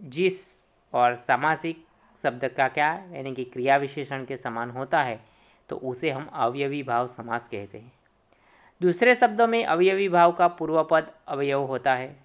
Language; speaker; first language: Hindi; non-native, local second language; Gujarati